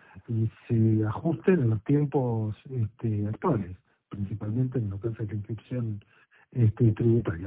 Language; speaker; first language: Spanish; native; Spanish